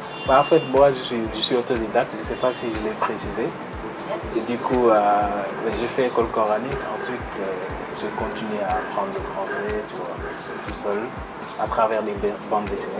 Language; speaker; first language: French; non-native, local second language; Wolof